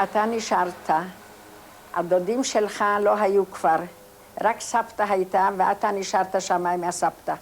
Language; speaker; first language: Hebrew; non-native, fluent; Polish